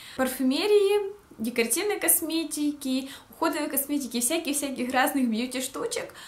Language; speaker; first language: Russian; native; Russian